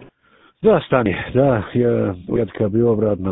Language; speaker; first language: Russian; non-native, learner; German